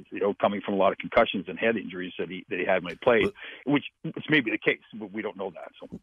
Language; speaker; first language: English; native; English